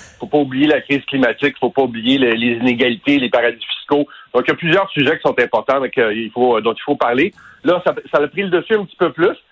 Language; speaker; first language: French; native; French